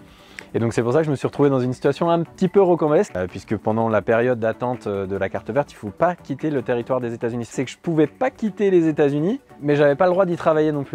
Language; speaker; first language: French; native; French